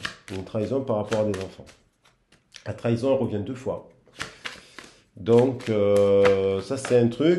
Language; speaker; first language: French; native; French